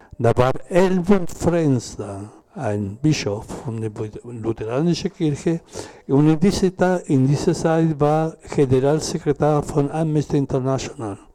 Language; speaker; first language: German; non-native, learner; Spanish